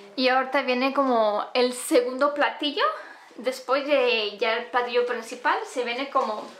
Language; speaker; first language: Spanish; non-native, fluent; Romanian